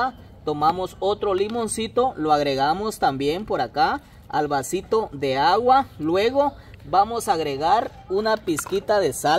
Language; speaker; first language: Spanish; native; Spanish